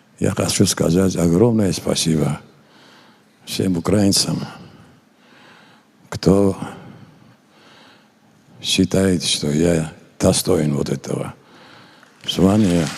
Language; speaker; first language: Russian; non-native, local second language; Georgian